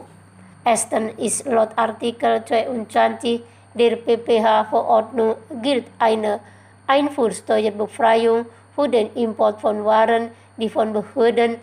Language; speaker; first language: German; non-native, fluent; Indonesian